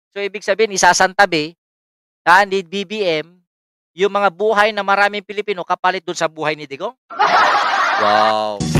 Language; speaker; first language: Filipino; native; Filipino